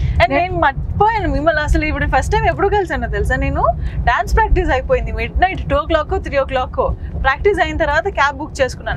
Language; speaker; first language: Telugu; native; Telugu